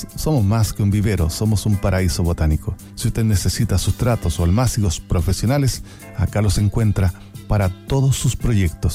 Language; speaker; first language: Spanish; native; Spanish